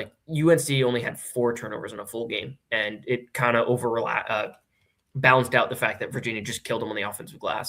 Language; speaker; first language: English; native; English